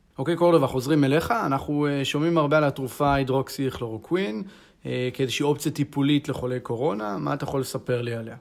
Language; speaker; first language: Hebrew; native; Hebrew